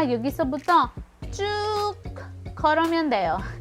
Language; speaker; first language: Korean; non-native, fluent; Filipino